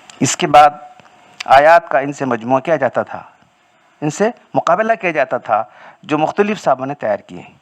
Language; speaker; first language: Urdu; native; Urdu